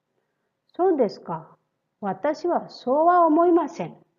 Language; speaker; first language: Japanese; non-native, fluent; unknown